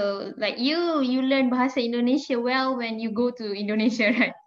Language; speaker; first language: English; non-native, fluent; Malay